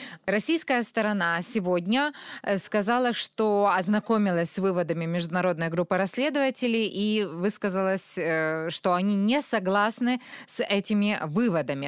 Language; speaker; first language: Russian; native; Russian